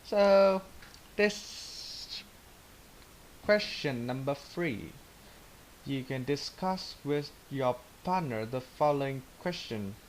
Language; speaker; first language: English; non-native, learner; Vietnamese